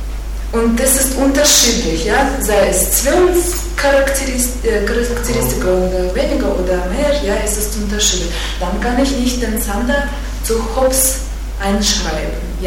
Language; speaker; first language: German; non-native, fluent; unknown